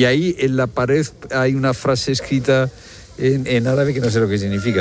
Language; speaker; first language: Spanish; native; Spanish